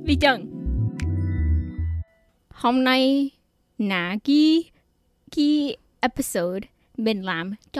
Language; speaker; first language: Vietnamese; early bilingual, heritage; Vietnamese